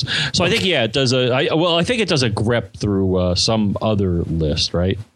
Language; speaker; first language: English; native; English